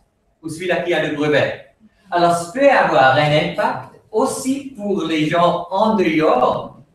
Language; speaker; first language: French; non-native, fluent; Swiss German